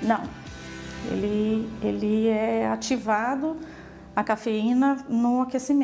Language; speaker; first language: Portuguese; native; Portuguese